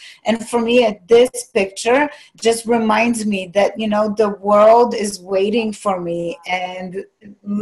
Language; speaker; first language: English; non-native, fluent; Polish